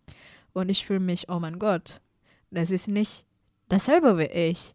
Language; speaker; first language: German; non-native, fluent; Indonesian